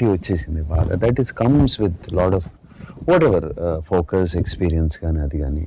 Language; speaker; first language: Telugu; native; Telugu